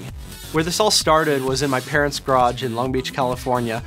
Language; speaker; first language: English; native; English